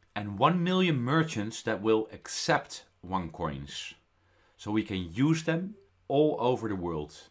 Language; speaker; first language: English; non-native, fluent; Dutch